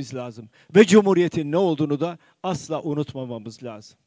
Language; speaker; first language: Turkish; native; Turkish